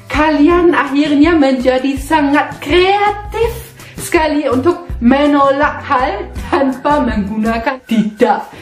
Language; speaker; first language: Indonesian; non-native, fluent; German